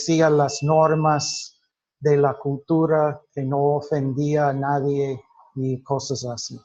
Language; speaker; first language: Spanish; non-native, fluent; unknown